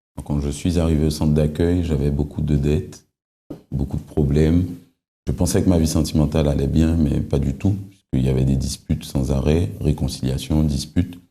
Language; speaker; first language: French; native; French